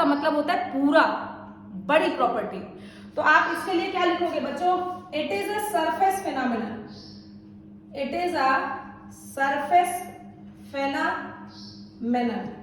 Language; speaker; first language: Hindi; native; Hindi